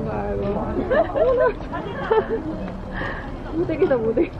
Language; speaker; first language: Korean; native; Korean